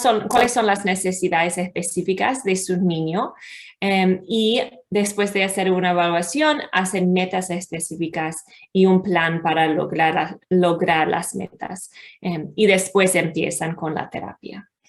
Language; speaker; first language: Spanish; non-native, fluent; English